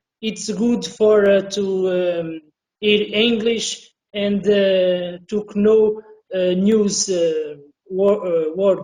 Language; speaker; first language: English; non-native, learner; Portuguese